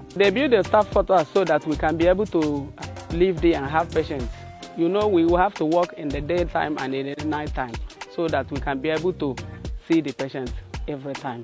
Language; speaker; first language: English; non-native, local second language; Igbo